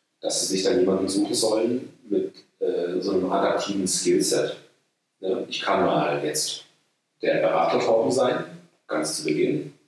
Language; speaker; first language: German; native; German